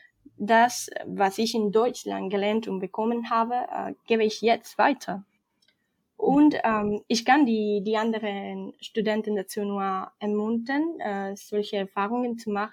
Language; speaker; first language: German; non-native, fluent; Spanish